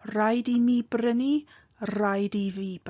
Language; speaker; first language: Welsh; non-native, fluent; English